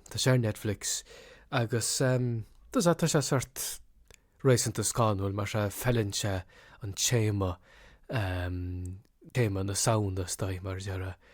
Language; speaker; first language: Irish; native; Irish